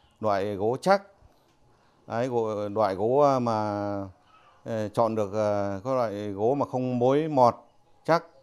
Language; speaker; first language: Vietnamese; non-native, local second language; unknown